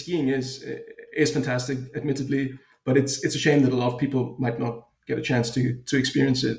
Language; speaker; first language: English; non-native, fluent; German